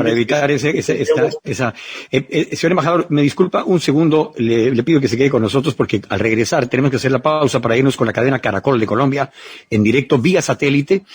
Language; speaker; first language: Spanish; native; Spanish